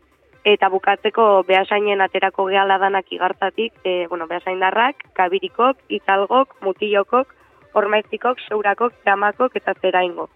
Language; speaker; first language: Basque; native; Basque